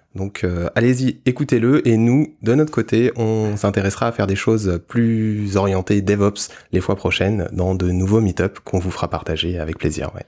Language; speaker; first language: French; native; French